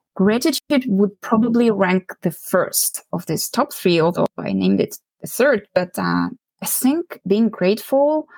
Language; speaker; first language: English; non-native, fluent; Ukrainian